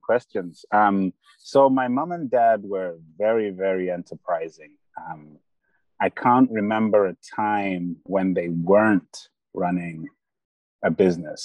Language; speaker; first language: English; non-native, local second language; Bemba